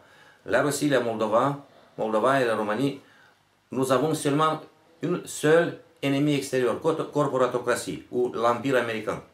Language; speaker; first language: French; non-native, fluent; Romanian